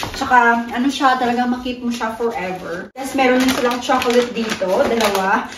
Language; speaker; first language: Filipino; native; Filipino